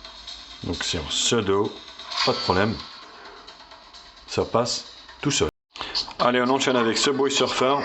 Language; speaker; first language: French; native; French